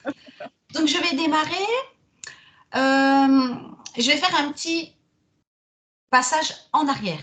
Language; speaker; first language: French; native; French